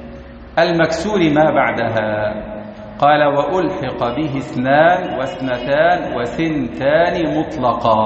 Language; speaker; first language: Arabic; native; Arabic